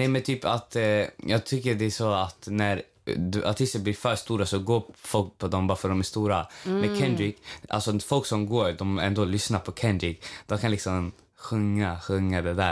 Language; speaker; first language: Swedish; native; Swedish